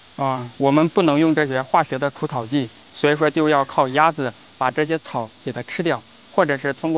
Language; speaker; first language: Chinese; native; Chinese